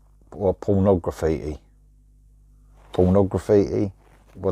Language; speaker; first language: English; native; English